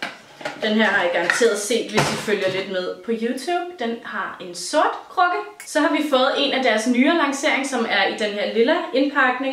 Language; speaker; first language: Danish; native; Danish